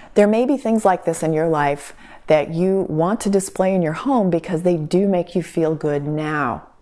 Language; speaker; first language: English; native; English